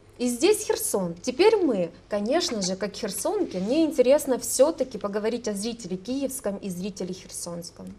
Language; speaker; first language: Russian; non-native, local second language; Ukrainian